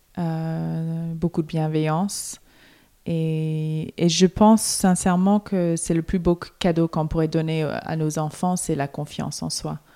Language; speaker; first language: French; non-native, fluent; English